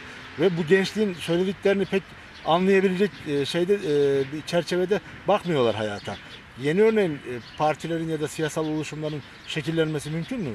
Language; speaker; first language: Turkish; native; Turkish